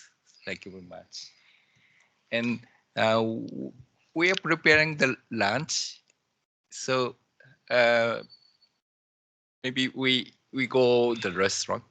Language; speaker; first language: English; non-native, learner; Japanese